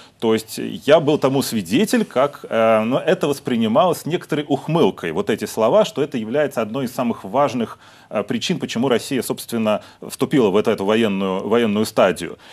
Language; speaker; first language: Russian; native; Russian